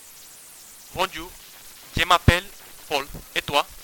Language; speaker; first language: French; non-native, learner; Spanish